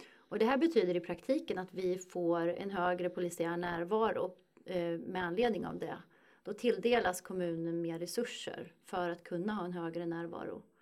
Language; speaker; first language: Swedish; native; Swedish